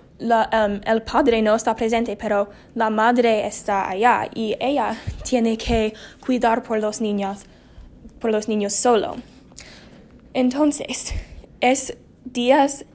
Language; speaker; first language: Spanish; non-native, learner; English